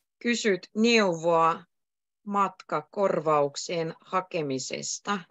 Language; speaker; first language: Finnish; native; Finnish